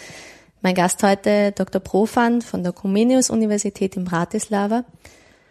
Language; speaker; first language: German; native; German